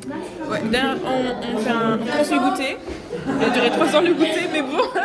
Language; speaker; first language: French; native; French